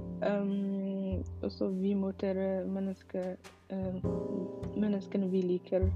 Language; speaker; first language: Norwegian; non-native, learner; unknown